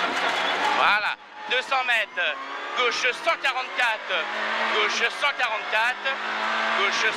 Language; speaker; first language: French; native; French